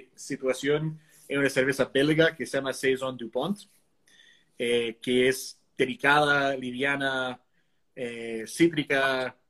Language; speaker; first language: Spanish; non-native, fluent; English